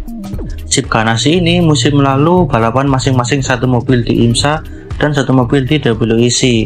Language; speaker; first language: Indonesian; native; Indonesian